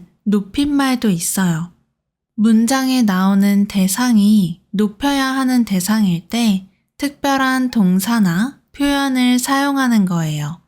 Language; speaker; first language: Korean; native; Korean